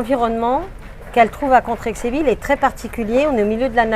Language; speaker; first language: French; native; French